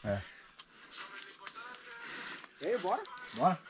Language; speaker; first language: Portuguese; native; Portuguese